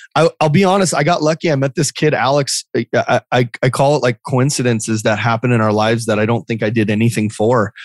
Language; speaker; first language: English; native; English